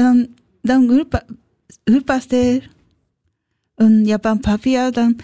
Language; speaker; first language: German; non-native, learner; Japanese